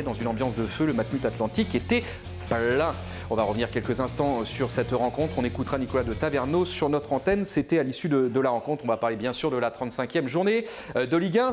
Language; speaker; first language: French; native; French